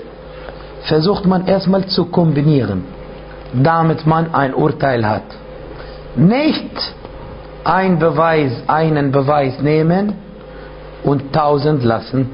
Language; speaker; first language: German; non-native, fluent; Arabic